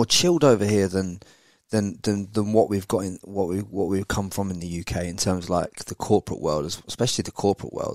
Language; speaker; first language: English; native; English